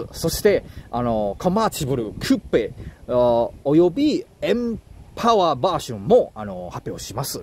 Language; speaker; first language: Japanese; non-native, learner; Chinese